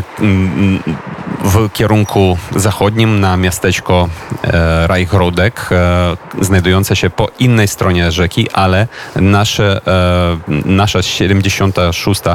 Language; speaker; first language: Polish; non-native, fluent; Ukrainian